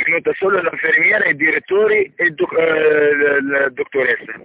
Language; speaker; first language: Italian; non-native, learner; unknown